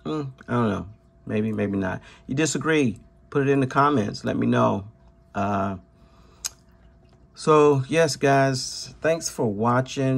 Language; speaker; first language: English; native; English